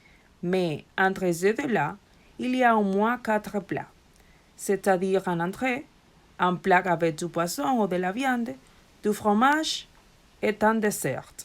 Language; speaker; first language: French; non-native, learner; Spanish